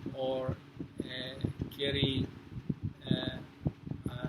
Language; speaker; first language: Spanish; non-native, fluent; English